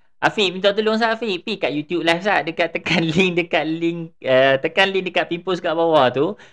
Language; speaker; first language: Malay; native; Malay